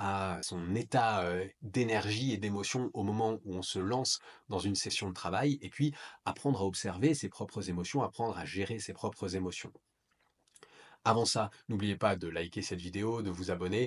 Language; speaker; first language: French; native; French